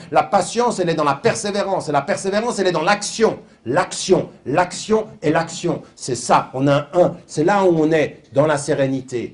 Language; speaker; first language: French; native; French